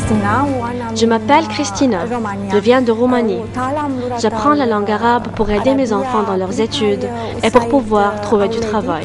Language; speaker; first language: French; non-native, local second language; Arabic